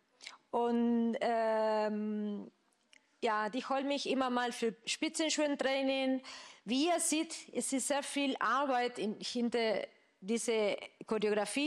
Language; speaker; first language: German; non-native, fluent; Spanish